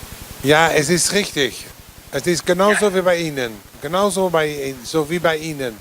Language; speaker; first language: German; non-native, fluent; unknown